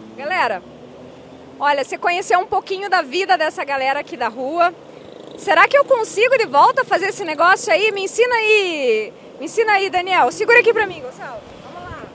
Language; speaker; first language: Portuguese; native; Portuguese